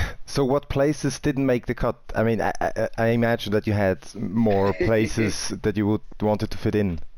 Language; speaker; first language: English; non-native, fluent; German